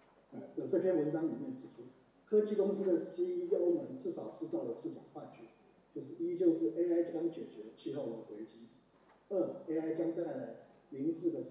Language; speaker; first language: Chinese; native; Chinese